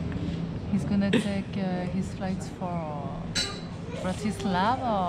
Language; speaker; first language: English; non-native, learner; French